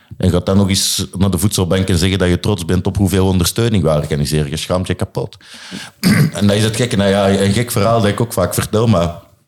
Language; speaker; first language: Dutch; native; Dutch